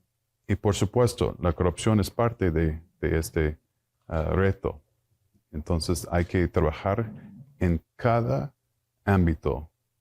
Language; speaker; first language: Spanish; non-native, fluent; English